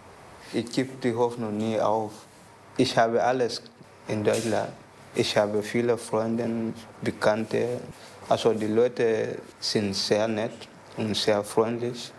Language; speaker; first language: German; non-native, learner; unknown